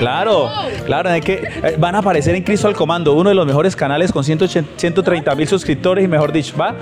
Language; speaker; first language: Spanish; native; Spanish